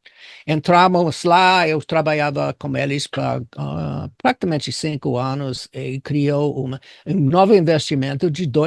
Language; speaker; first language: Portuguese; non-native, fluent; English